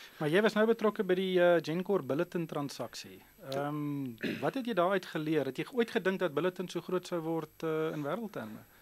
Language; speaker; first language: Afrikaans; native; Afrikaans